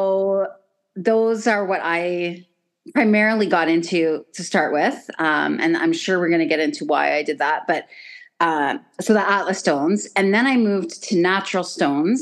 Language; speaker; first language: English; native; English